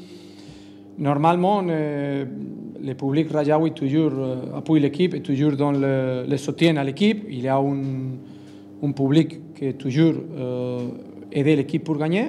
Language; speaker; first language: French; non-native, learner; Spanish